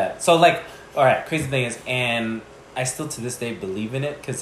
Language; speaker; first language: English; native; English